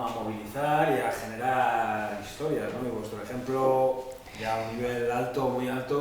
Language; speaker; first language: Spanish; native; Spanish